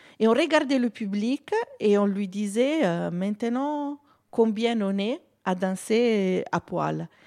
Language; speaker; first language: French; non-native, fluent; Italian